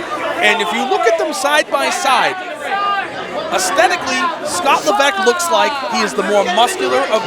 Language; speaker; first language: English; native; English